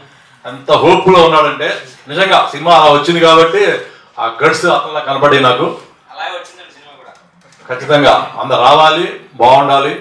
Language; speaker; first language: Telugu; native; Telugu